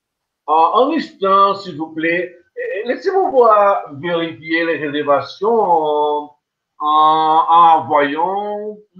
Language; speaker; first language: French; non-native, learner; Portuguese